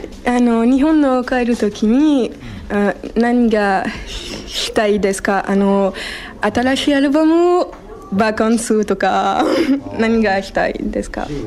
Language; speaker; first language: Japanese; non-native, learner; French